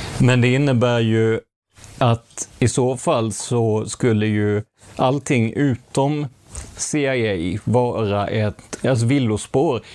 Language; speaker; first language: Swedish; native; Swedish